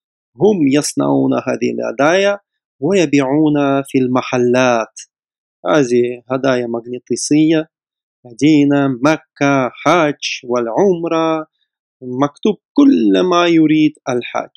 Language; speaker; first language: Arabic; non-native, fluent; Russian